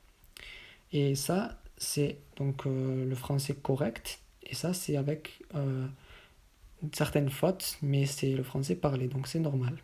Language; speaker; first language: French; native; French